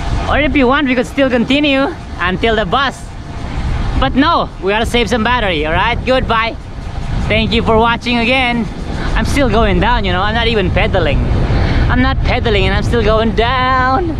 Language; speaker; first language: English; non-native, local second language; Filipino